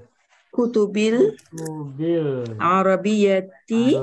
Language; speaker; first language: Arabic; non-native, learner; Malay